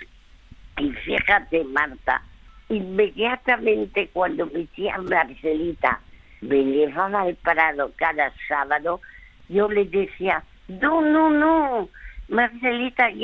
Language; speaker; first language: Spanish; early bilingual, other home language; French